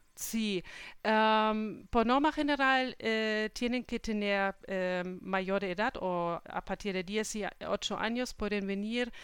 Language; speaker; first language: Spanish; non-native, fluent; German